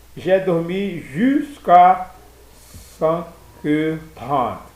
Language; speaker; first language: French; non-native, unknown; Portuguese